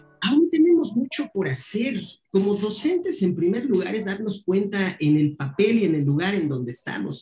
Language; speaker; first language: Spanish; native; Spanish